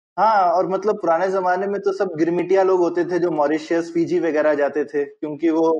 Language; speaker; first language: Hindi; native; Hindi